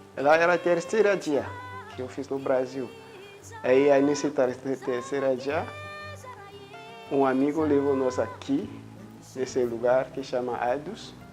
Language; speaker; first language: Portuguese; non-native, learner; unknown